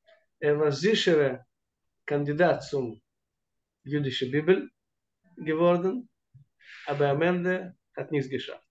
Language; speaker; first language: German; non-native, fluent; Russian